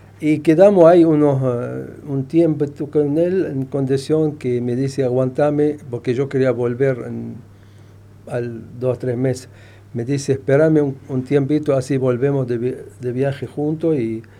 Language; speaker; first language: Spanish; non-native, fluent; Arabic